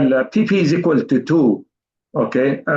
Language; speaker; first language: Arabic; native; Arabic